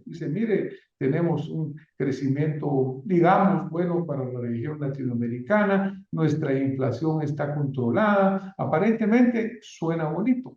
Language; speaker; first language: Spanish; native; Spanish